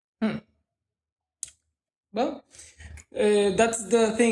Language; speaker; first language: English; non-native, learner; Spanish